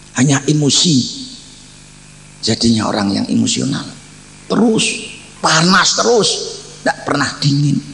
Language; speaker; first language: Indonesian; non-native, local second language; Javanese